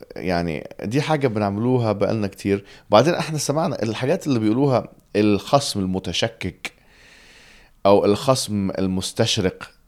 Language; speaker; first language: Arabic; early bilingual, heritage; Arabic